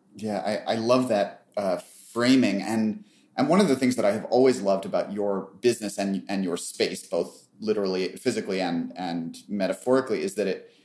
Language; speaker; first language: English; native; English